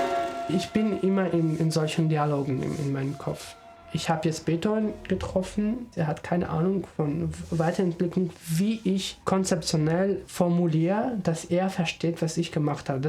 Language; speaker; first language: German; non-native, fluent; Armenian